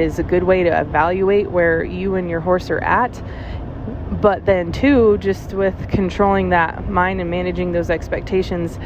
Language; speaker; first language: English; native; English